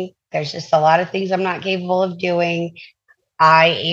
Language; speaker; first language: English; native; English